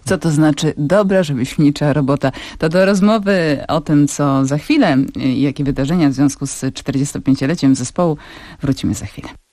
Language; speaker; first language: Polish; native; Polish